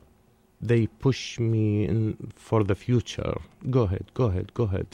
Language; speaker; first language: English; non-native, learner; Arabic